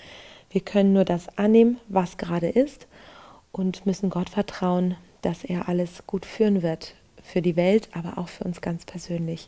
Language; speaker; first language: German; native; German